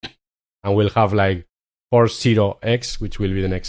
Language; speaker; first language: English; non-native, fluent; Spanish